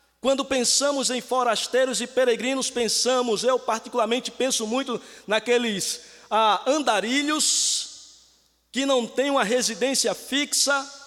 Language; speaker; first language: Portuguese; native; Portuguese